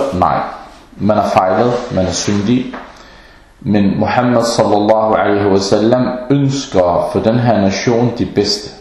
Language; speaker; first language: Danish; early bilingual, other home language; Arabic